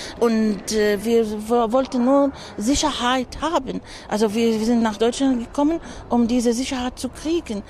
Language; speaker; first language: German; non-native, learner; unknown